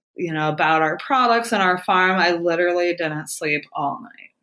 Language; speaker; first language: English; native; English